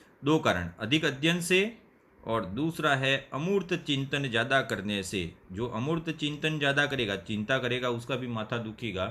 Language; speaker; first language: Hindi; native; Hindi